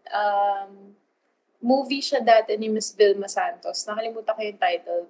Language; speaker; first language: Filipino; native; Filipino